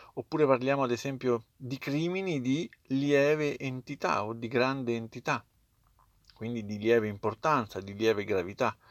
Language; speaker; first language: Italian; native; Italian